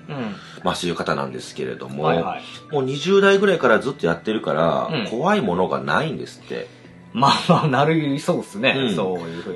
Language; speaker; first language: Japanese; native; Japanese